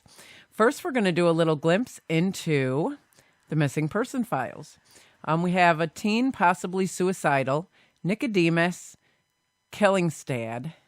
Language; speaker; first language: English; native; English